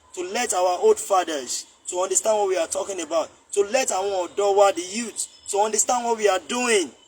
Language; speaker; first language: English; non-native, local second language; Yoruba